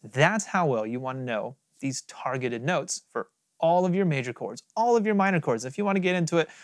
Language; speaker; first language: English; native; English